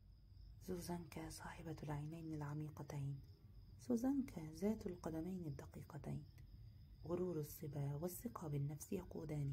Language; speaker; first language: Arabic; native; Arabic